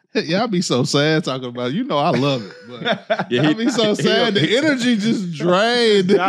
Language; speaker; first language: English; native; English